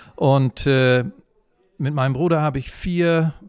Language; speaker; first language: German; native; German